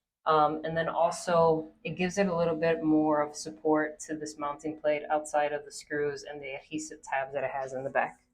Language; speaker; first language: English; native; English